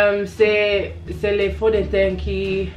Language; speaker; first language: French; early bilingual, heritage; French